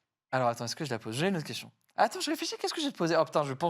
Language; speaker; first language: French; native; French